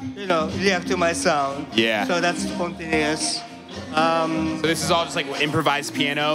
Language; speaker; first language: English; non-native, learner; Japanese